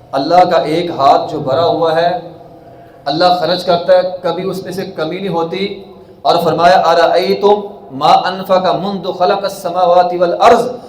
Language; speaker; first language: Urdu; non-native, local second language; Punjabi